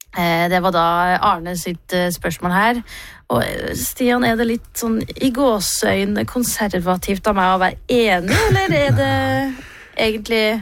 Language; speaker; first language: Norwegian; native; Norwegian